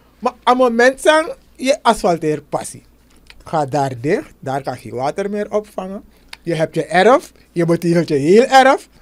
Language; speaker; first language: Dutch; native; Dutch